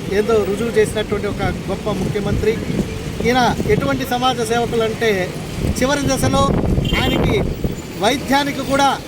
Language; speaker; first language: Telugu; native; Telugu